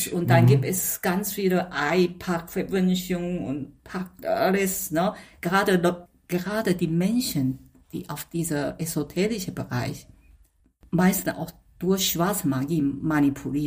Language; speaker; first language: German; non-native, fluent; Chinese